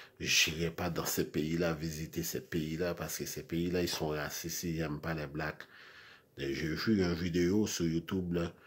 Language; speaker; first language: French; non-native, local second language; Haitian Creole